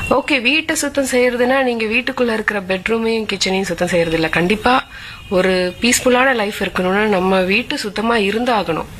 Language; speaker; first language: Tamil; non-native, local second language; Malayalam